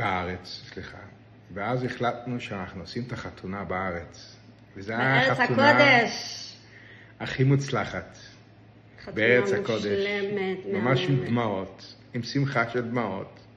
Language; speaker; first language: Hebrew; non-native, local second language; Yiddish